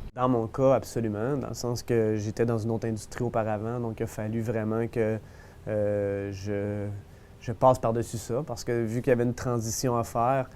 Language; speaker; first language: French; native; French